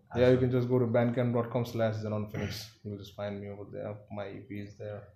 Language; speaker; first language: English; non-native, local second language; Bangla